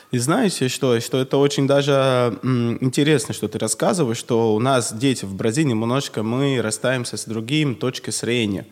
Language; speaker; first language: Russian; non-native, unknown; Portuguese